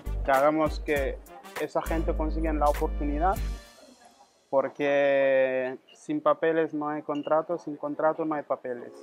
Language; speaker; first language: Spanish; non-native, fluent; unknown